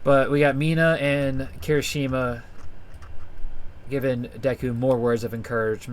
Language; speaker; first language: English; native; English